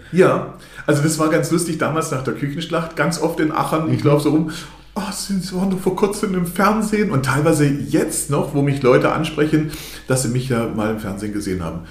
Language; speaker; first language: German; early bilingual, other home language; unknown